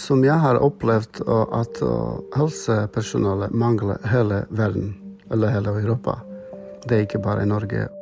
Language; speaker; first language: Norwegian; non-native, fluent; Slovak